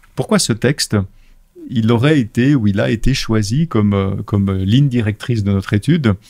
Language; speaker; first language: French; native; French